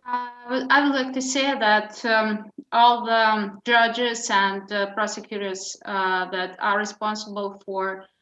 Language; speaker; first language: English; non-native, fluent; Russian